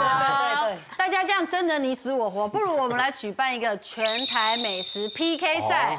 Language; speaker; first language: Chinese; native; Chinese